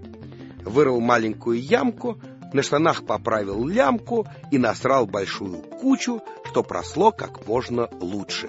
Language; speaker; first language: Russian; native; Russian